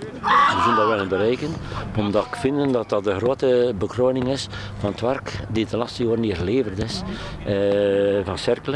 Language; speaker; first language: Dutch; native; Dutch